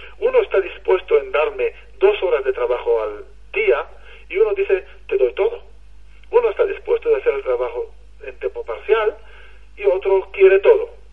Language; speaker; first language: Spanish; non-native, fluent; Hebrew